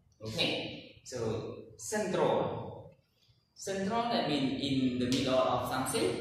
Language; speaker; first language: English; non-native, learner; Khmer